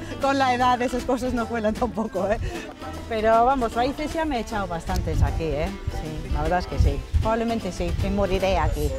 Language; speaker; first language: Spanish; non-native, fluent; English